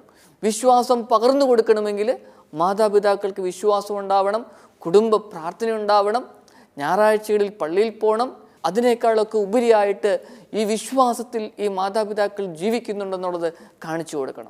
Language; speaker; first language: Malayalam; native; Malayalam